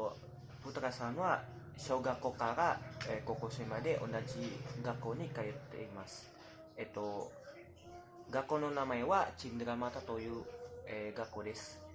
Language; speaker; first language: Japanese; non-native, learner; Indonesian